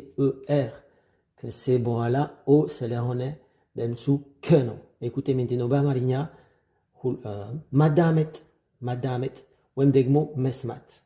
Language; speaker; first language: Amharic; non-native, fluent; French